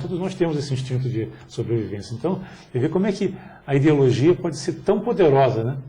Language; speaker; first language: Portuguese; native; Portuguese